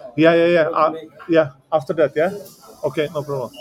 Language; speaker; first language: English; non-native, learner; Czech